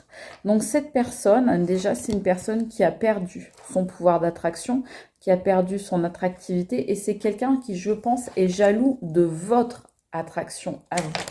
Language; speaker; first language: French; native; French